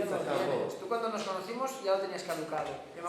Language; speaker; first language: Spanish; native; Spanish